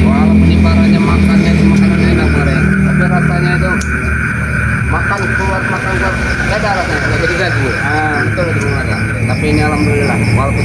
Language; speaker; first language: Indonesian; native; Indonesian